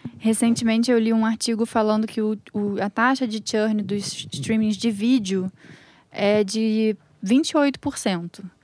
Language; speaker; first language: Portuguese; native; Portuguese